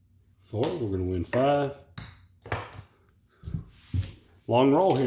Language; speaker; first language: English; native; English